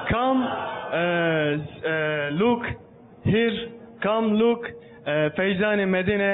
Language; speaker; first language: English; non-native, learner; Turkish